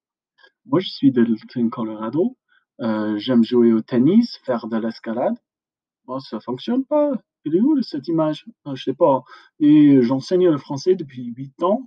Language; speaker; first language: French; non-native, fluent; English